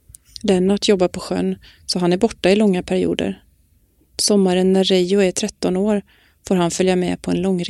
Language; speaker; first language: Swedish; native; Swedish